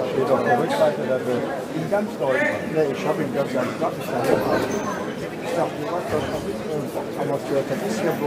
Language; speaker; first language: German; native; German